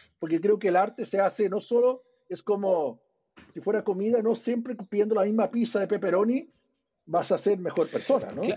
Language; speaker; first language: Spanish; early bilingual, other home language; English